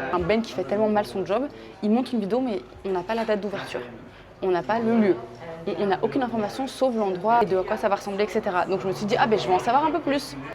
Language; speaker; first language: French; native; French